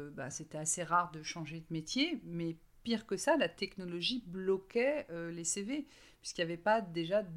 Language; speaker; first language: French; native; French